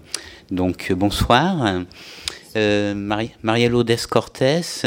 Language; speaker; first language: French; native; French